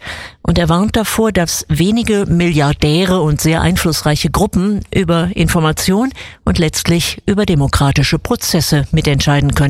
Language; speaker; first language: German; native; German